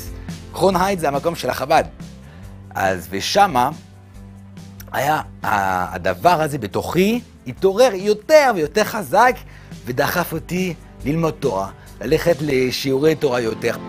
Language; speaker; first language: Hebrew; non-native, fluent; French